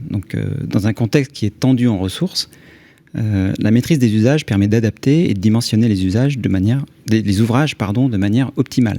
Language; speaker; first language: French; native; French